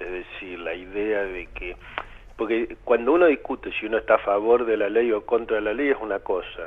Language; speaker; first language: Spanish; native; Spanish